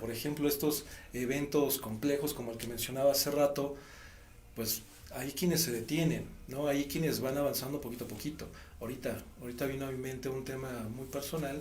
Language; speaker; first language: Spanish; native; Spanish